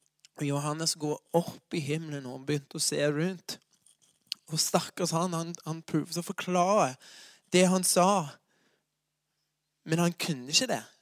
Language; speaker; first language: Norwegian; non-native, fluent; English